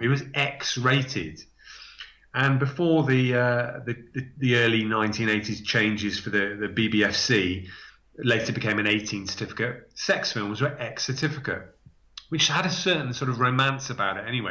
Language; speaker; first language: English; native; English